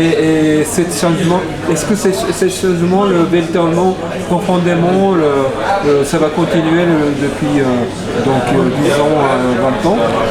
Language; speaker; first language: French; non-native, learner; Japanese